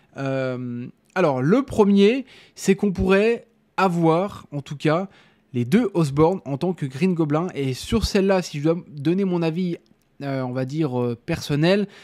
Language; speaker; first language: French; native; French